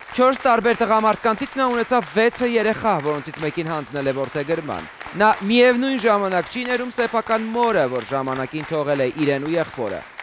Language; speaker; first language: Armenian; native; Armenian